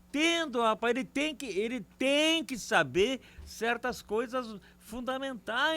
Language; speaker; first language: Portuguese; native; Portuguese